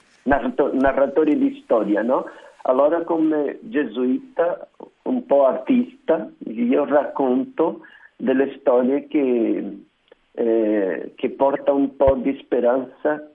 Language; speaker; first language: Italian; non-native, learner; Portuguese